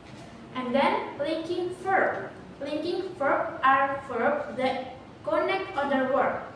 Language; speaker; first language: English; non-native, learner; Indonesian